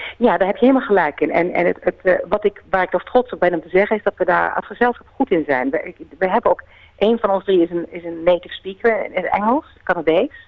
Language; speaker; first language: Dutch; native; Dutch